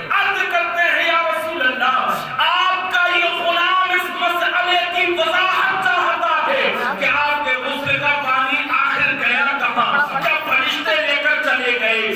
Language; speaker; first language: Urdu; native; Urdu